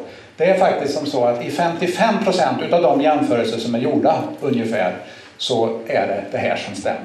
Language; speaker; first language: Swedish; native; Swedish